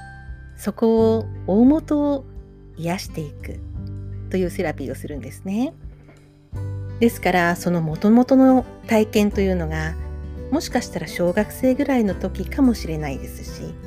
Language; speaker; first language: Japanese; native; Japanese